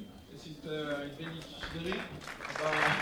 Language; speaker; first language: German; non-native, learner; French